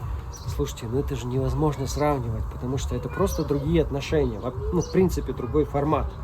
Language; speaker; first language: Russian; native; Russian